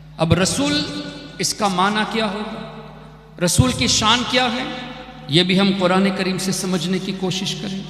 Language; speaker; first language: Urdu; non-native, fluent; Memoni